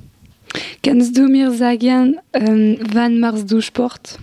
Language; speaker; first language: German; non-native, learner; French